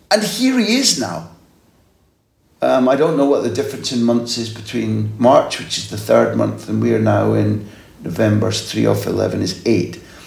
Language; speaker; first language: English; native; English